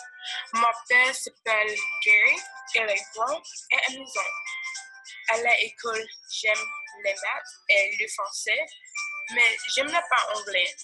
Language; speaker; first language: French; non-native, learner; English